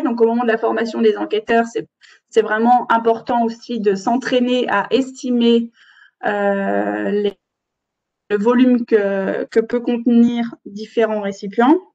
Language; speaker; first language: French; native; French